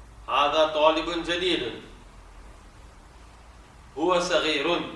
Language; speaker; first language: Arabic; non-native, fluent; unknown